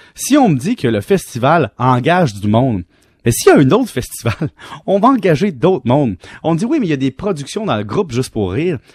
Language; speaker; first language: French; native; French